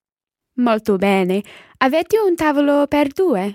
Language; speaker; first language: Italian; non-native, learner; English